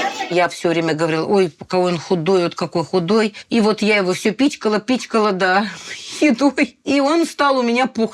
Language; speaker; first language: Russian; native; Russian